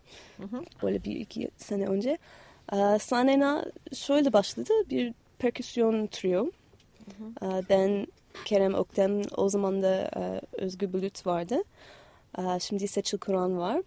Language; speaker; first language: Turkish; non-native, fluent; English